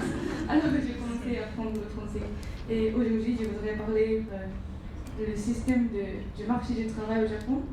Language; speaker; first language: French; non-native, learner; Japanese